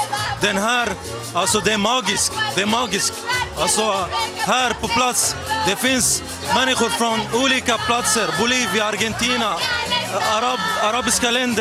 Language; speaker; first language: Swedish; non-native, fluent; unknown